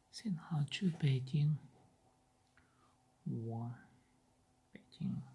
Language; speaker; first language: Chinese; non-native, learner; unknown